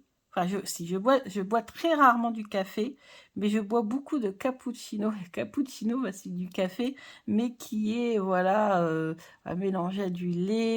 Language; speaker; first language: French; native; French